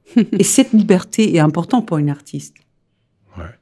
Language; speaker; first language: French; non-native, fluent; Danish